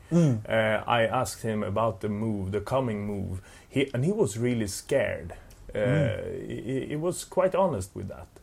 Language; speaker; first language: English; non-native, fluent; Swedish